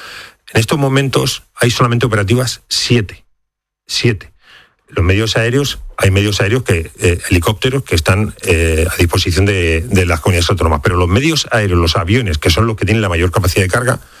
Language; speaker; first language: Spanish; native; Spanish